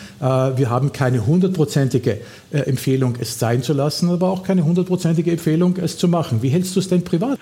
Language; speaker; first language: German; native; German